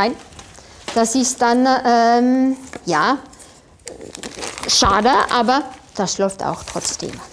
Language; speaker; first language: German; non-native, fluent; French